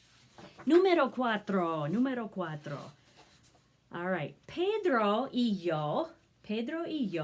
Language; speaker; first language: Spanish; non-native, fluent; English